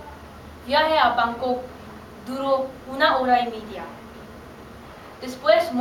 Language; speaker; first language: Spanish; non-native, learner; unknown